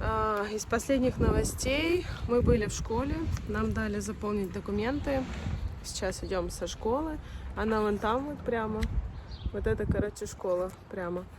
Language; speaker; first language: Russian; native; Russian